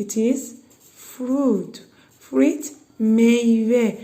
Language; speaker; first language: English; non-native, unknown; Turkish